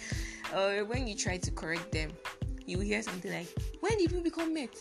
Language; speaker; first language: English; non-native, local second language; Yoruba